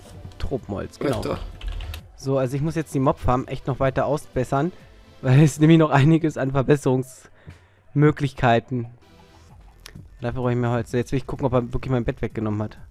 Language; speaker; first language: German; native; German